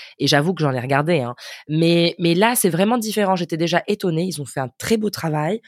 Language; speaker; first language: French; native; French